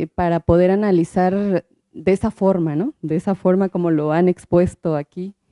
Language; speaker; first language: Spanish; native; Spanish